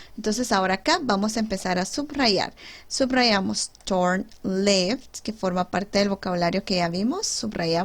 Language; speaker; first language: Spanish; native; Spanish